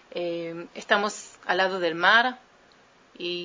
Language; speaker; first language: Spanish; early bilingual, heritage; Spanish